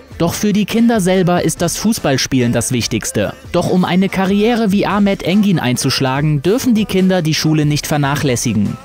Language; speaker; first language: German; native; German